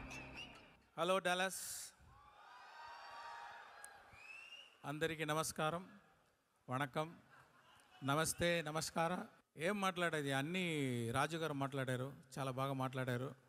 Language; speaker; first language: Telugu; non-native, local second language; Tamil